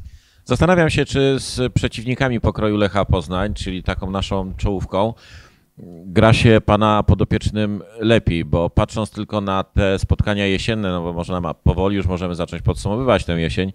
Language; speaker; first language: Polish; native; Polish